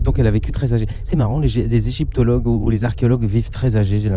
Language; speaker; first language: French; native; French